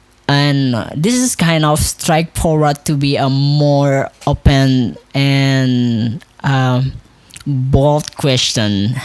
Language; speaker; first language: English; non-native, local second language; Indonesian